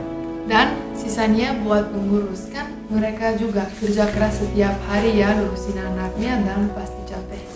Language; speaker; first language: Indonesian; non-native, fluent; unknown